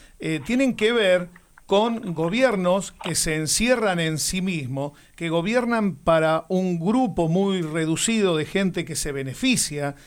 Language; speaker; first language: Spanish; native; Spanish